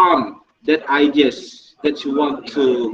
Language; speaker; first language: English; non-native, learner; Indonesian